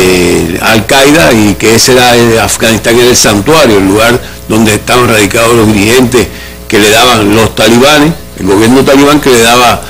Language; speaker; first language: Spanish; native; Spanish